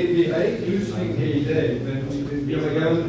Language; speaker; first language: Danish; non-native, fluent; English